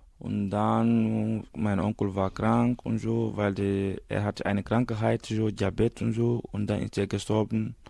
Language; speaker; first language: German; non-native, learner; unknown